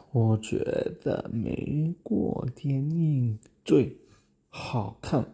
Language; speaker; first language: Chinese; non-native, learner; English